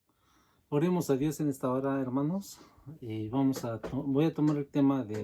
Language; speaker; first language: Spanish; native; Spanish